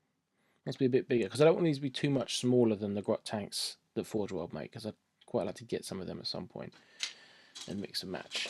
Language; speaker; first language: English; native; English